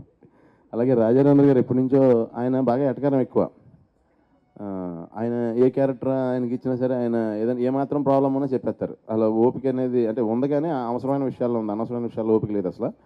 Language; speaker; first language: Telugu; native; Telugu